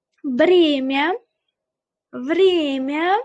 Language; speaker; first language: Russian; non-native, local second language; Uzbek